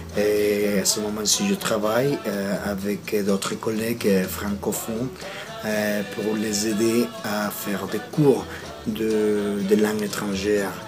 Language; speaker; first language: French; non-native, fluent; Spanish